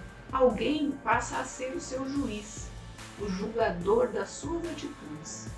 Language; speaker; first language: Portuguese; native; Portuguese